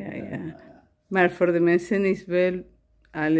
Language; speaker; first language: Dutch; non-native, learner; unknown